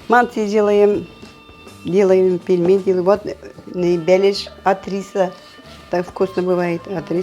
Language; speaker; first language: Russian; non-native, local second language; Tatar